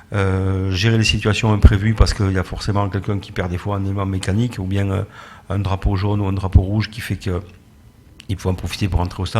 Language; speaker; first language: French; native; French